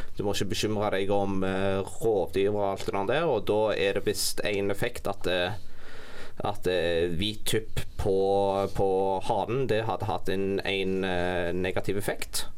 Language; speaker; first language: Norwegian; native; Norwegian